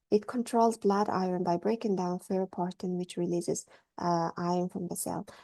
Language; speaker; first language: English; non-native, fluent; Mongolian